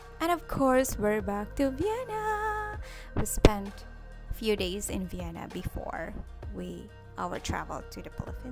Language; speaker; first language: English; non-native, local second language; Filipino